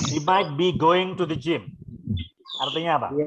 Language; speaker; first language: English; non-native, fluent; Indonesian